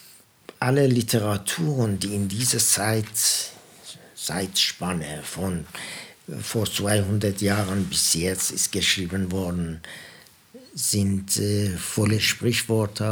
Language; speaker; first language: German; non-native, fluent; Persian